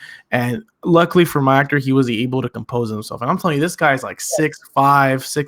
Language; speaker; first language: English; native; English